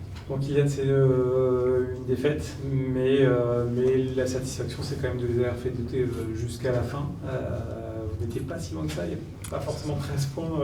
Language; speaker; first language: French; native; French